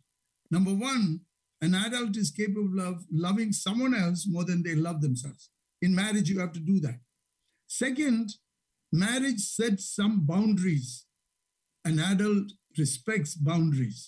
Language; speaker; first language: English; non-native, local second language; Tamil